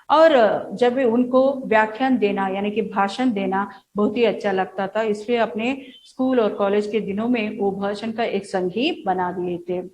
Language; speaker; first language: Hindi; non-native, local second language; Kannada